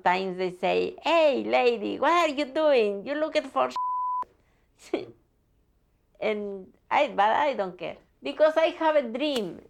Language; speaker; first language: English; non-native, learner; Spanish